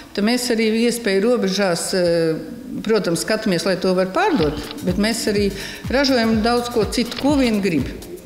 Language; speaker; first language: Latvian; native; Latvian